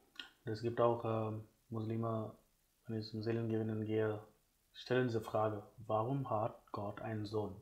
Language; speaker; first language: German; non-native, fluent; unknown